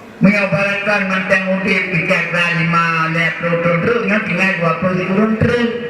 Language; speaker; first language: Malay; non-native, local second language; Achinese